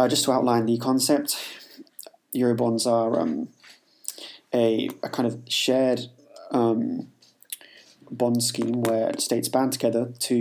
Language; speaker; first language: English; native; English